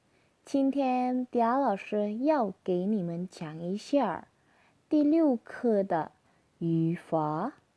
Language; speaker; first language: Chinese; non-native, fluent; Indonesian